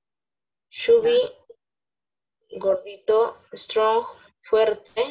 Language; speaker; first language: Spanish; native; Spanish